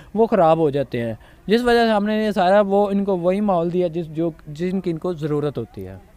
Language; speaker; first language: Urdu; non-native, local second language; Punjabi